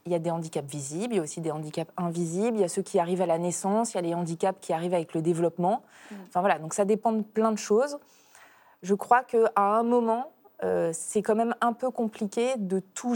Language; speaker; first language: French; native; French